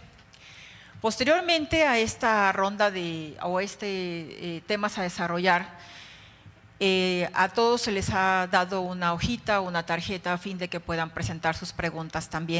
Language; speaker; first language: Spanish; native; Spanish